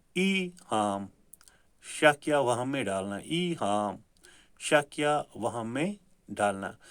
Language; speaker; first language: Urdu; non-native, local second language; Kashmiri